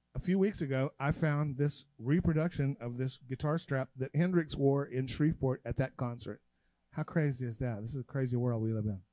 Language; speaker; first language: English; native; English